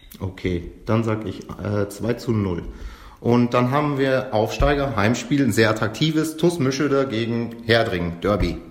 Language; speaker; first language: German; native; German